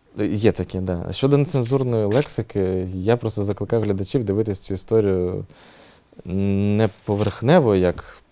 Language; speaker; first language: Ukrainian; native; Ukrainian